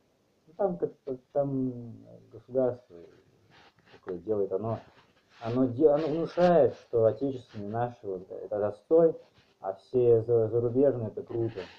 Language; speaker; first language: Russian; native; Russian